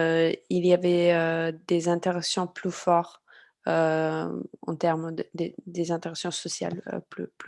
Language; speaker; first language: French; non-native, fluent; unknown